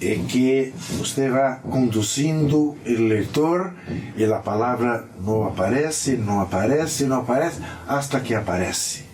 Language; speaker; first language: Spanish; non-native, learner; Portuguese